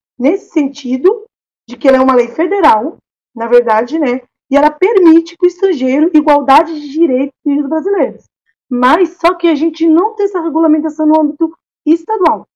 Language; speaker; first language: Portuguese; non-native, local second language; Kabuverdianu